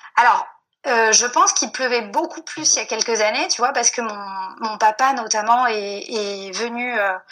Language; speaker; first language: French; native; French